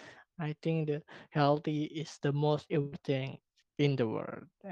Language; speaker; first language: English; non-native, learner; Indonesian